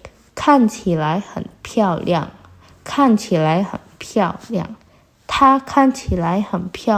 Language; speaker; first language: Chinese; non-native, fluent; Indonesian